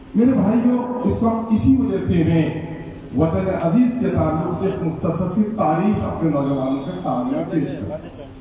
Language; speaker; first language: Urdu; native; Urdu